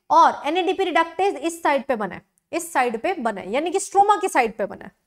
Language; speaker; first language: Hindi; native; Hindi